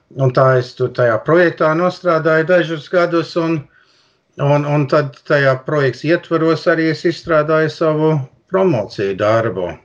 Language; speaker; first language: Latvian; early bilingual, heritage; Latvian